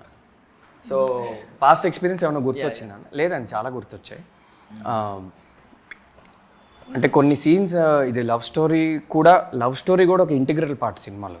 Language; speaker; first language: Telugu; native; Telugu